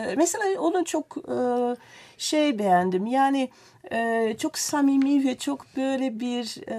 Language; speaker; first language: Turkish; non-native, fluent; Dutch